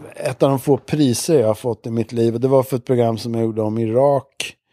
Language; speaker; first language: Swedish; native; Swedish